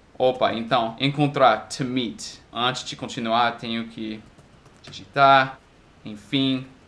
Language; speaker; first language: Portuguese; non-native, fluent; English